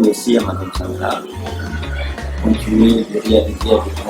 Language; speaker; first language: French; non-native, local second language; Malagasy